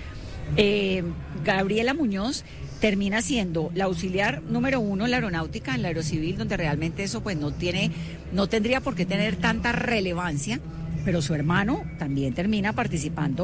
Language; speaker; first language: Spanish; native; Spanish